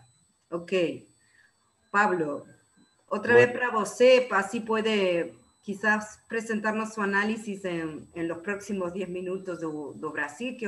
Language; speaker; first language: Portuguese; non-native, learner; Spanish